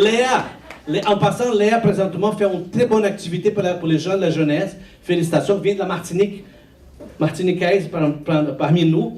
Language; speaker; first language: French; non-native, fluent; Portuguese